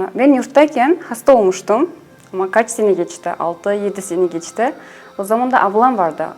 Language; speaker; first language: Turkish; non-native, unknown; Kazakh